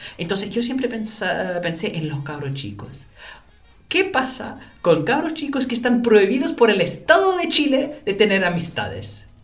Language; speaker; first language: Spanish; non-native, fluent; English